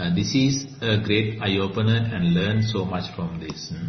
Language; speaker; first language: English; non-native, local second language; Sinhala